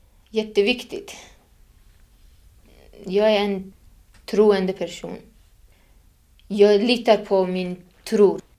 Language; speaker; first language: Swedish; non-native, fluent; Persian